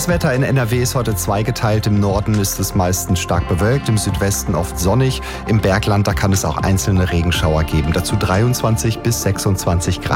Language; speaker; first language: German; native; German